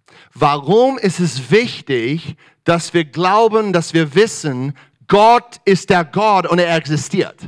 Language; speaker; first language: German; non-native, fluent; English